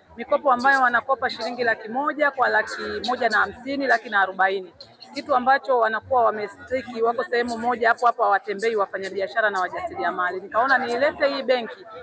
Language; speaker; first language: Swahili; native; Swahili